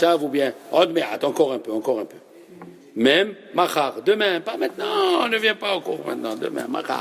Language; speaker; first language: French; native; French